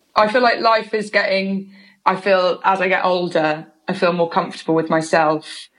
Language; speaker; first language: English; native; English